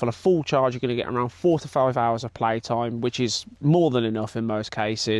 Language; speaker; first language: English; native; English